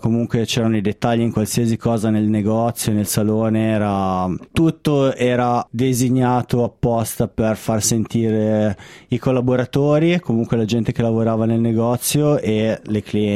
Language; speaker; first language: Italian; native; Italian